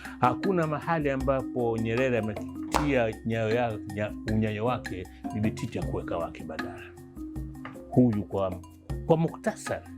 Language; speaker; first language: Swahili; native; Swahili